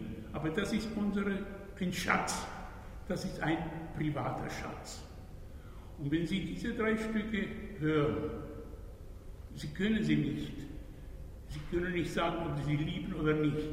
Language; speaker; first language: German; non-native, fluent; Hungarian